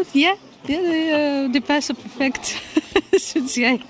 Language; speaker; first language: Danish; non-native, fluent; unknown